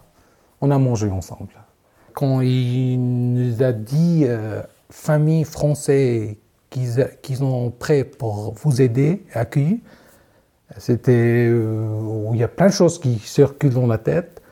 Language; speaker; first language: French; non-native, learner; Arabic